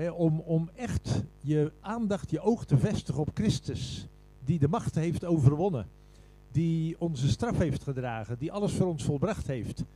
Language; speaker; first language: Dutch; native; Dutch